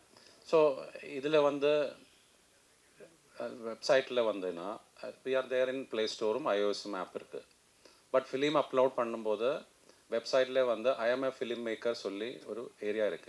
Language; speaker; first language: Tamil; non-native, fluent; Malayalam